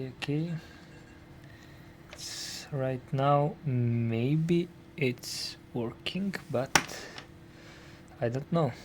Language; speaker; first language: English; non-native, learner; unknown